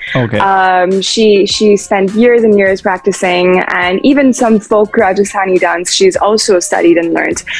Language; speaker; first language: English; early bilingual, heritage; English